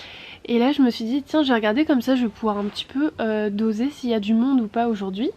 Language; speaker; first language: French; native; French